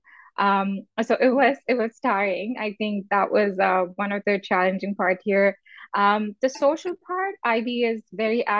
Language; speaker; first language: English; non-native, local second language; Urdu